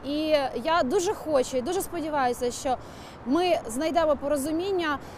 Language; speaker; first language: Ukrainian; native; Ukrainian